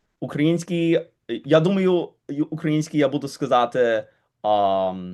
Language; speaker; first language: Ukrainian; early bilingual, heritage; Ukrainian